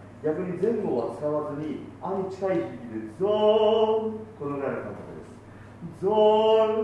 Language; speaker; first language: Japanese; native; Japanese